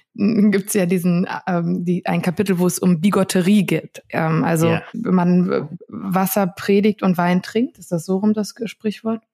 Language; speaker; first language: German; native; German